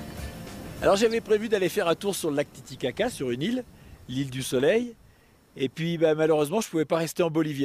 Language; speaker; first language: French; native; French